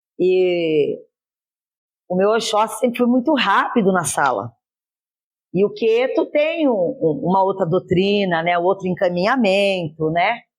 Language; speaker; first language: Portuguese; native; Portuguese